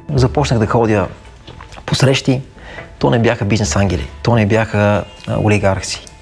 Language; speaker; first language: Bulgarian; native; Bulgarian